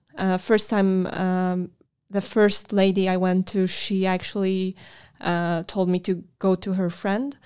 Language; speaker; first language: English; non-native, fluent; Polish